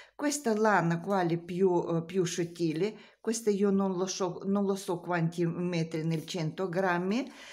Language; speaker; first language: Italian; non-native, learner; Russian